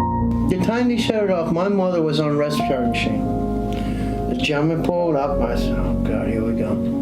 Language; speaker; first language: English; native; English